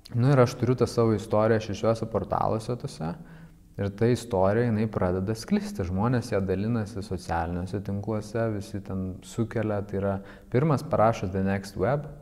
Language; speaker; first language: Lithuanian; native; Lithuanian